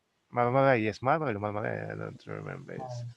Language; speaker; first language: English; non-native, learner; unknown